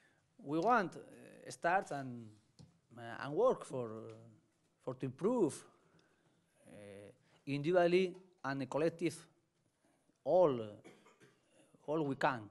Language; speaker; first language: English; non-native, learner; Spanish